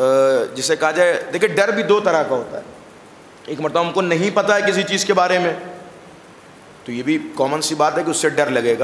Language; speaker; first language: Urdu; native; Urdu